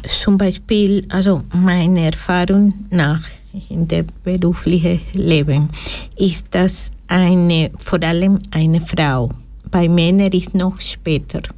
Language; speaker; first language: German; non-native, fluent; Spanish